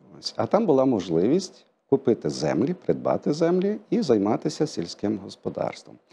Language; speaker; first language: Ukrainian; native; Ukrainian